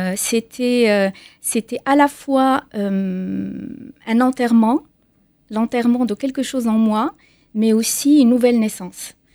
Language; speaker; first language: French; non-native, local second language; Arabic